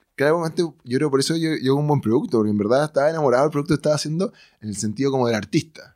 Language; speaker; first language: Spanish; native; Spanish